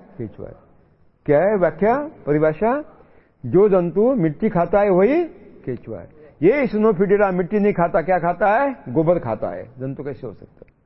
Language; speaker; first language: Hindi; non-native, local second language; Marathi